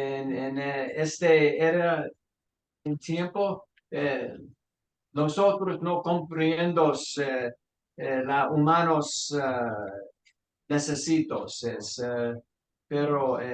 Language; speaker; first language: Spanish; non-native, learner; English